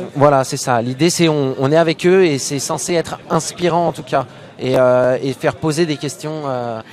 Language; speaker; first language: French; native; French